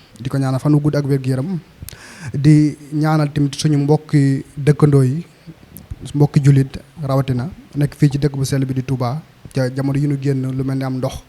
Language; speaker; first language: Wolof; native; Wolof